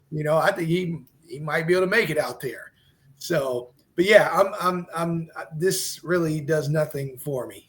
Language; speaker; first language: English; native; English